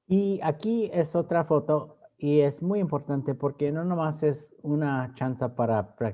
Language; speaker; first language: Spanish; early bilingual, other home language; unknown